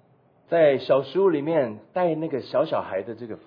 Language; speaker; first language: Chinese; native; Chinese